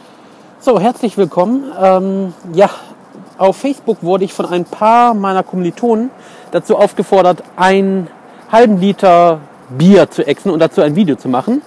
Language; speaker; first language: German; native; German